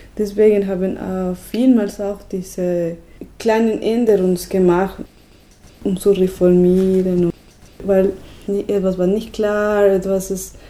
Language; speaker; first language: German; non-native, learner; Spanish